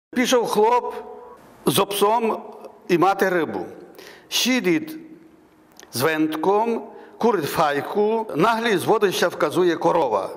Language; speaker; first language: Ukrainian; native; Ukrainian